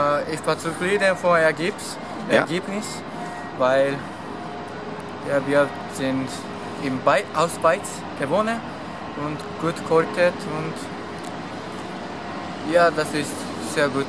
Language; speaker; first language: German; non-native, learner; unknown